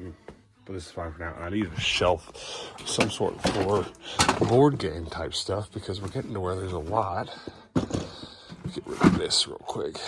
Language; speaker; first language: English; native; English